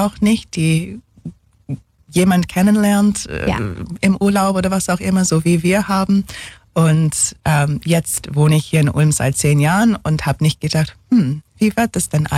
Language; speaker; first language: German; non-native, fluent; English